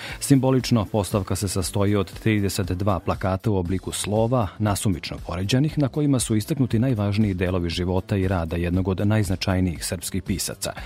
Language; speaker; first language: Serbian; native; Serbian